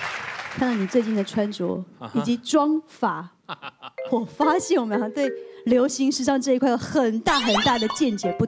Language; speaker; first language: Chinese; native; Chinese